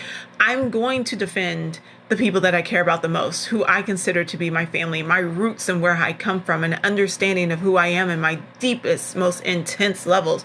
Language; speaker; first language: English; native; English